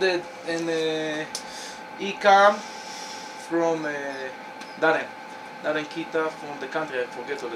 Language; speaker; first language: English; non-native, learner; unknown